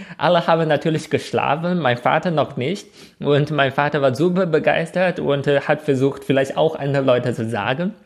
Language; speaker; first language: German; non-native, fluent; Chinese